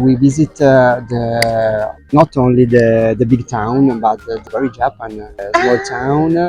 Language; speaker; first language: English; non-native, learner; Italian